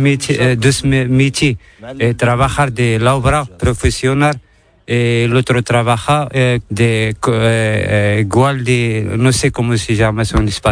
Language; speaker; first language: Spanish; non-native, learner; Arabic